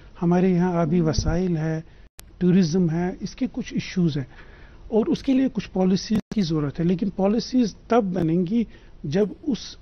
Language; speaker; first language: Hindi; non-native, local second language; Kashmiri